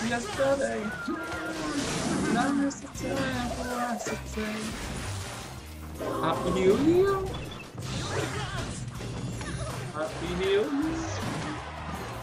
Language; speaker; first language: English; non-native, learner; Vietnamese